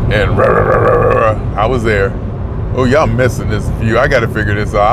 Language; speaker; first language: English; native; English